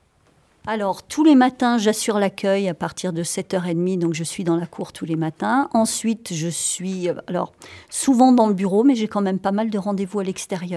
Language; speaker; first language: French; native; French